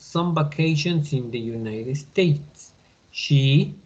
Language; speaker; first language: English; non-native, learner; Spanish